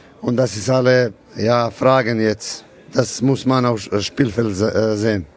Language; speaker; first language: German; non-native, learner; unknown